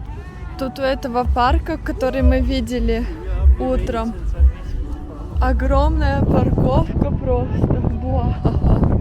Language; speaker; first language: Russian; native; Russian